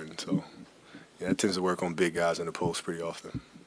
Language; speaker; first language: English; early bilingual, other home language; Italian